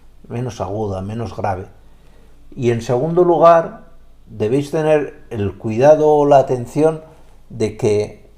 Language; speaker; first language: Spanish; native; Spanish